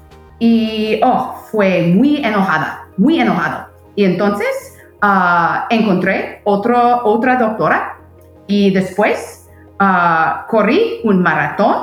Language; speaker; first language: Spanish; non-native, fluent; English